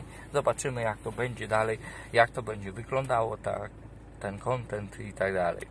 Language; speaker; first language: Polish; native; Polish